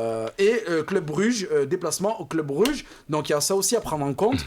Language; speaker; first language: French; native; French